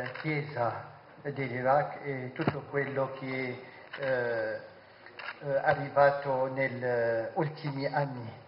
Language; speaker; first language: Italian; non-native, fluent; Arabic